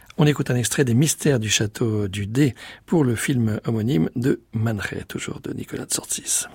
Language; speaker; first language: French; native; French